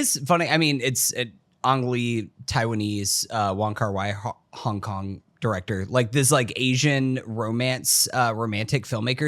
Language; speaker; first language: English; native; English